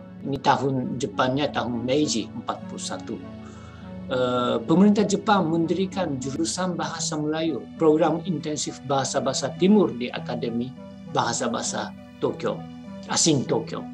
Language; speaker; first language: Indonesian; non-native, fluent; Japanese